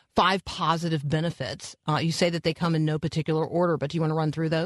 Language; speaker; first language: English; native; English